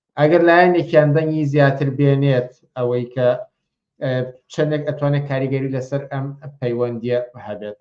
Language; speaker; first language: Central Kurdish; native; Central Kurdish